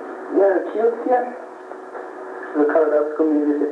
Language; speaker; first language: Russian; non-native, learner; English